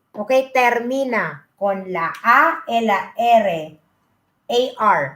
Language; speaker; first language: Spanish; non-native, learner; Filipino